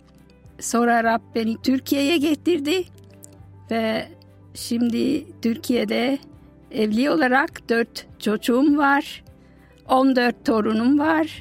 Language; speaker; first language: Turkish; non-native, fluent; German